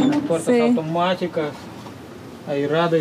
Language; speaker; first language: Spanish; non-native, fluent; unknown